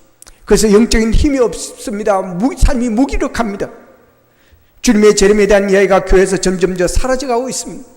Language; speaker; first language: Korean; native; Korean